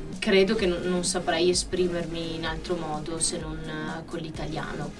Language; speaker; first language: Italian; native; Italian